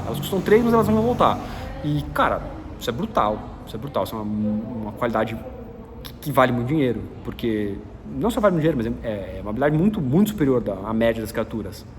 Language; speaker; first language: Portuguese; native; Portuguese